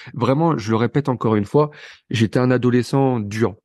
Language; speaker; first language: French; native; French